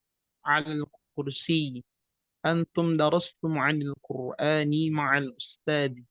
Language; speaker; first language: Arabic; non-native, learner; Indonesian